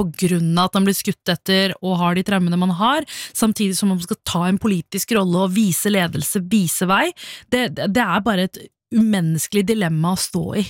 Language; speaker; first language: Norwegian; early bilingual, other home language; Tamil